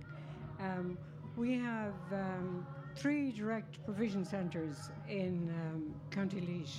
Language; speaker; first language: English; native; English